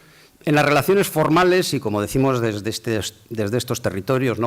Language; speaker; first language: Spanish; native; Spanish